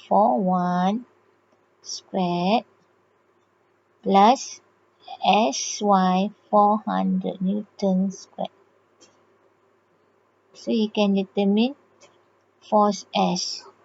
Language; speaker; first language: English; non-native, local second language; Malay